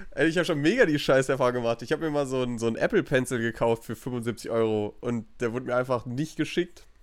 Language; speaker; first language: German; native; German